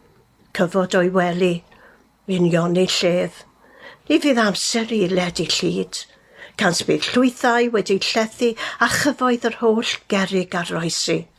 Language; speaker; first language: Welsh; native; Welsh